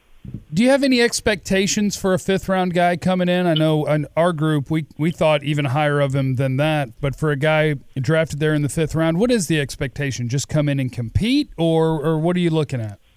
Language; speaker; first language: English; native; English